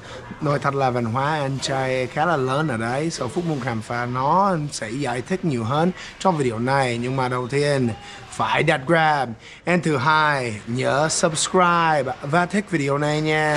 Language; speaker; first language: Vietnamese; non-native, fluent; English